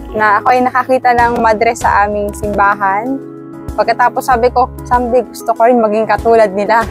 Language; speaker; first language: Filipino; native; Filipino